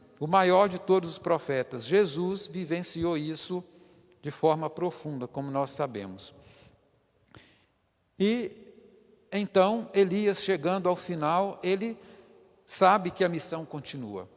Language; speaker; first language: Portuguese; native; Portuguese